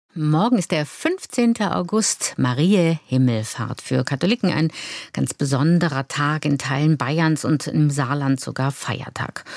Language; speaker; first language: German; native; German